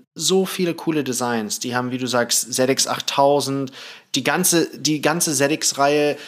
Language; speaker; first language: German; early bilingual, other home language; Thai